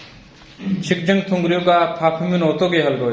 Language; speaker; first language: Korean; non-native, fluent; Punjabi